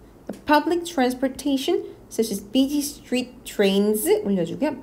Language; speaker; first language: English; non-native, fluent; Korean